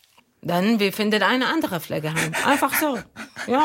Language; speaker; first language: German; non-native, learner; Arabic